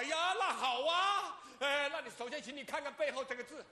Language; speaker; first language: Chinese; native; Chinese